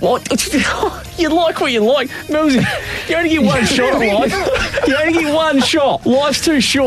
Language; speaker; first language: English; native; English